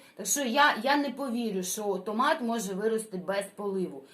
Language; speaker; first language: Ukrainian; non-native, local second language; Russian